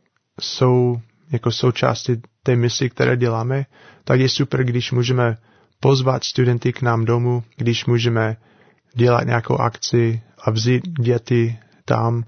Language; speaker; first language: Czech; non-native, learner; English